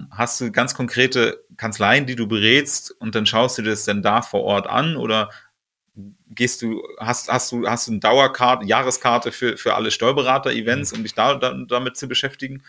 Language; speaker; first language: German; native; German